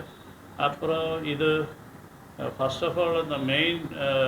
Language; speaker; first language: Tamil; non-native, learner; Malayalam